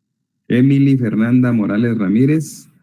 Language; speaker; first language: Spanish; native; Spanish